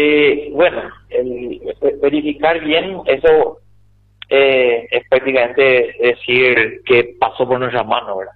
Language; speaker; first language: Spanish; native; Spanish